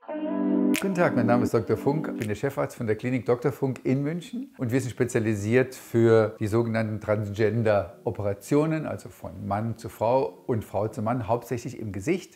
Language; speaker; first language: German; native; German